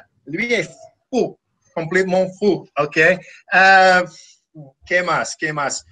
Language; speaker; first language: French; non-native, fluent; English